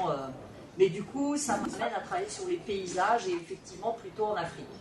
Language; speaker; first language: French; native; French